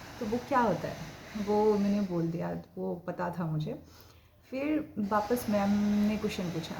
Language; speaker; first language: Hindi; non-native, local second language; Assamese